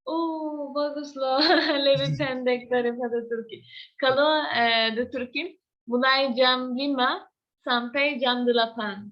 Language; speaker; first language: Indonesian; non-native, learner; Turkish